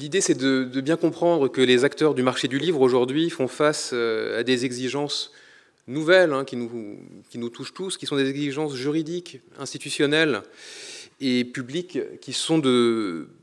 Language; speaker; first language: French; native; French